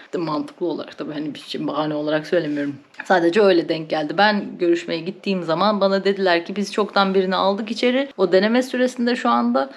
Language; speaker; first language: Turkish; native; Turkish